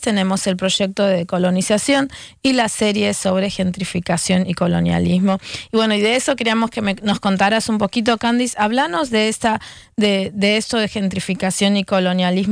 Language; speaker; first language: Spanish; native; Spanish